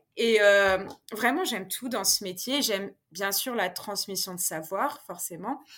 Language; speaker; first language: French; native; French